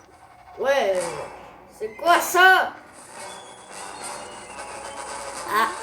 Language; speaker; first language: French; native; French